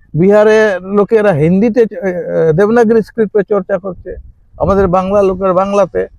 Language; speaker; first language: Bangla; non-native, local second language; Santali